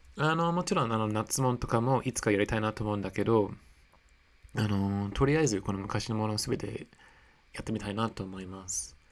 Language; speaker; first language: Japanese; non-native, fluent; English